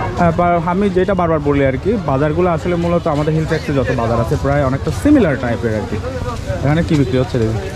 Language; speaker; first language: Bangla; native; Bangla